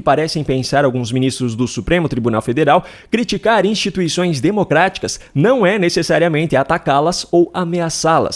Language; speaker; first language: Portuguese; native; Portuguese